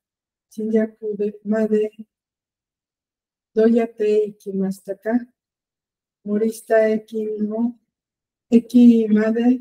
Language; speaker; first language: Japanese; non-native, learner; Spanish